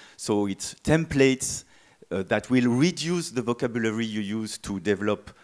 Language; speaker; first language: English; non-native, fluent; French